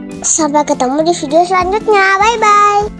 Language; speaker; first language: Indonesian; native; Indonesian